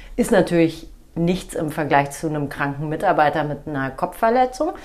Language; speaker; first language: German; native; German